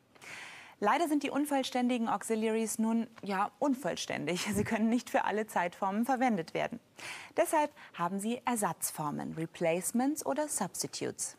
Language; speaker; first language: German; native; German